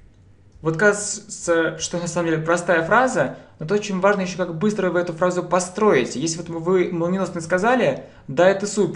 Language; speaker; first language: Russian; native; Russian